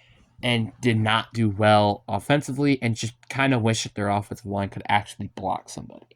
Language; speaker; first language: English; native; English